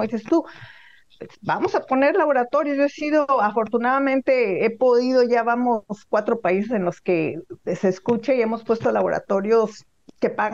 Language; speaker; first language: Spanish; native; Spanish